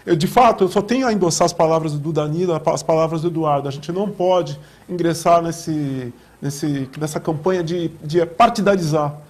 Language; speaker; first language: Portuguese; native; Portuguese